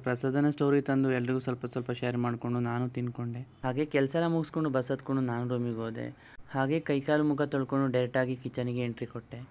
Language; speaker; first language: Kannada; non-native, local second language; Tulu